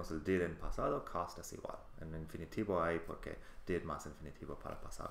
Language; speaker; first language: Spanish; non-native, fluent; English